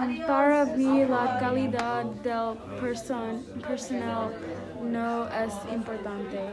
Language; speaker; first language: Spanish; non-native, learner; English